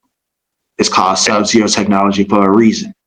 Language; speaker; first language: English; native; English